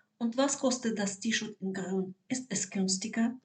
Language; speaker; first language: German; non-native, fluent; Ukrainian